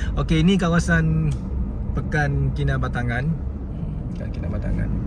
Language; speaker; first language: Malay; native; Malay